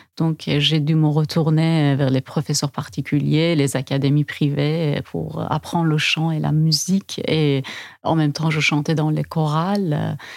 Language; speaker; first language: French; non-native, fluent; Persian